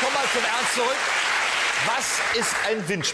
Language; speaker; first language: German; native; German